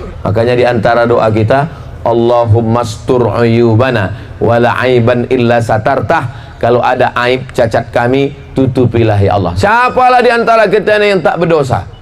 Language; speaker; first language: Indonesian; native; Indonesian